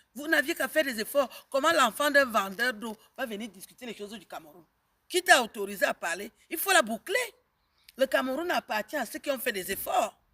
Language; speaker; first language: French; native; French